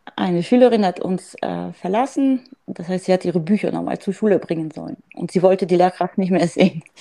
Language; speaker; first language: German; non-native, fluent; French